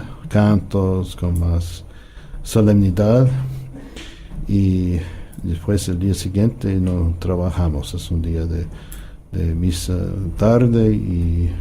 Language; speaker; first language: Spanish; non-native, fluent; English